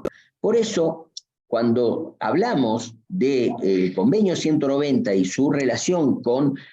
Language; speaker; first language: Spanish; native; Spanish